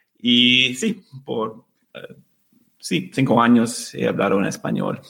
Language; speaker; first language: Spanish; non-native, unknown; English